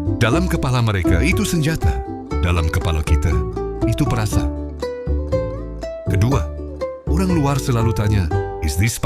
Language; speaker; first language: Malay; native; Malay